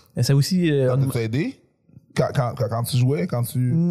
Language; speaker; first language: French; native; French